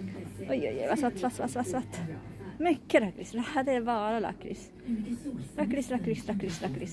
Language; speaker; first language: Swedish; non-native, learner; Japanese